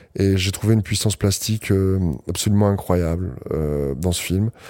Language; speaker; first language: French; native; French